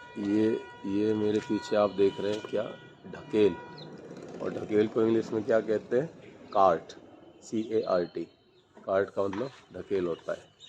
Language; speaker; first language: Hindi; native; Hindi